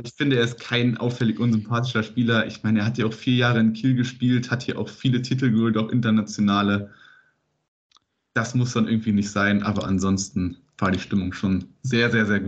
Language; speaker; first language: German; native; German